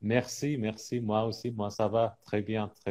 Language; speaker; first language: French; non-native, fluent; Persian